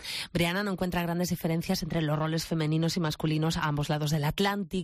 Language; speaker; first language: Spanish; native; Spanish